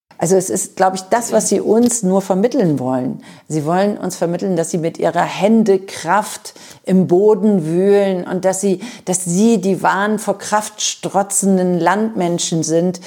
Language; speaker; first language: German; native; German